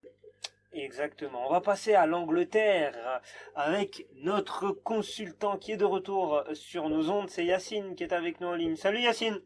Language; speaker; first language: French; native; French